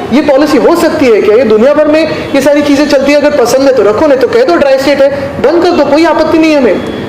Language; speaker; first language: Hindi; non-native, local second language; Marathi